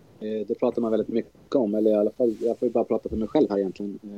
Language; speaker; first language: Swedish; native; Swedish